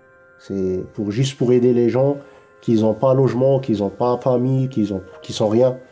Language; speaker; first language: French; non-native, learner; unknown